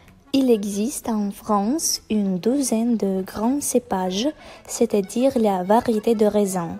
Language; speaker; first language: French; non-native, learner; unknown